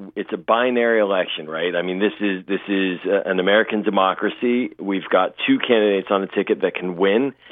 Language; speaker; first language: English; native; English